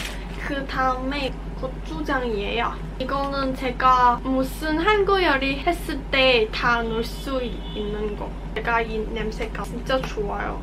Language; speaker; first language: Korean; non-native, learner; Cantonese